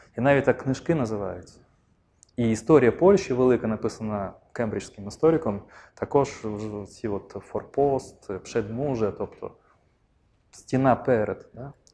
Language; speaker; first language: Ukrainian; non-native, local second language; Russian